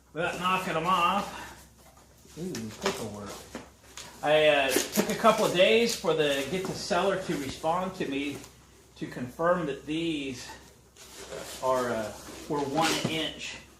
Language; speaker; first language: English; native; English